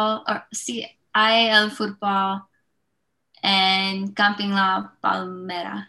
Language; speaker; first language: Spanish; non-native, learner; English